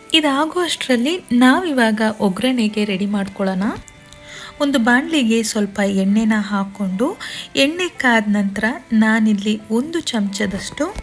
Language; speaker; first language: Kannada; non-native, local second language; Kodava